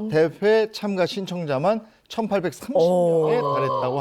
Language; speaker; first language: Korean; native; Korean